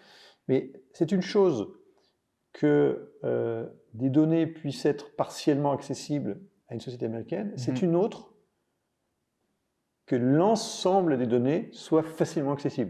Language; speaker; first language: French; native; French